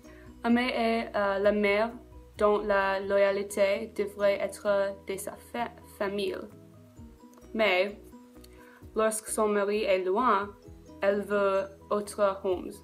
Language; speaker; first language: French; non-native, learner; English